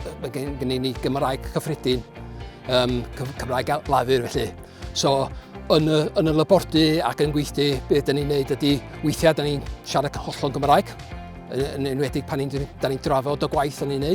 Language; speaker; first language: Welsh; native; Welsh